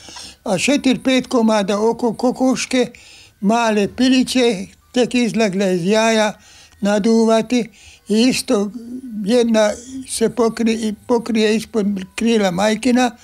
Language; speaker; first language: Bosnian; non-native, local second language; Hungarian